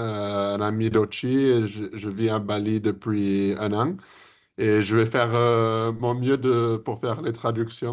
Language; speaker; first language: French; early bilingual, heritage; English